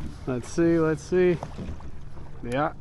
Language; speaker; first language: English; native; English